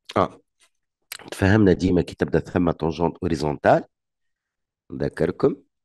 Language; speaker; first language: French; non-native, local second language; Arabic